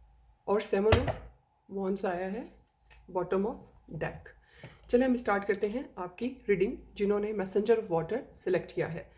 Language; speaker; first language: Hindi; native; Hindi